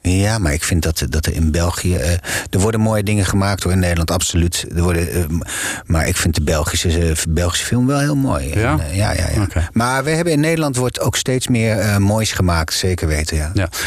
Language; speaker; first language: Dutch; non-native, local second language; Low German